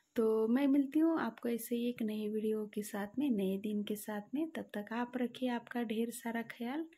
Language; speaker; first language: Hindi; non-native, local second language; Marathi